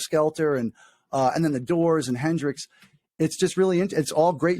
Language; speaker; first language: English; native; English